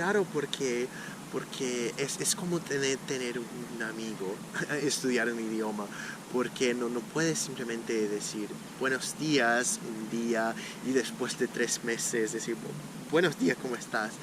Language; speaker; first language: Spanish; non-native, fluent; Portuguese